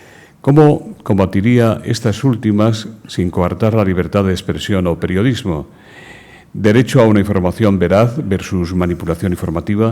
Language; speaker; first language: Spanish; native; Spanish